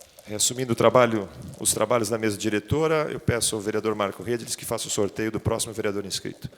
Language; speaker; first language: Portuguese; native; Portuguese